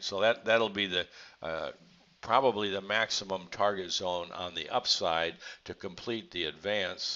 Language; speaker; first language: English; native; English